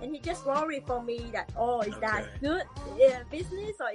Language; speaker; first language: English; non-native, learner; Vietnamese